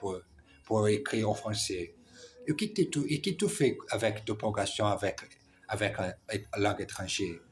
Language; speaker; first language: French; non-native, learner; Portuguese